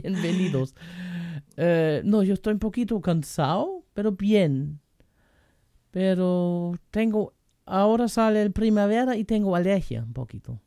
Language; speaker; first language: Spanish; non-native, fluent; German